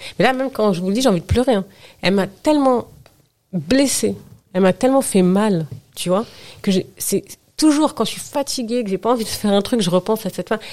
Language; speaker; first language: French; early bilingual, other home language; Arabic